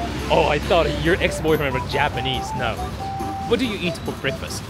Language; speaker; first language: English; non-native, fluent; Japanese